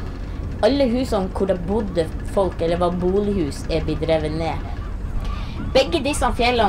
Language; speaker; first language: Norwegian; native; Norwegian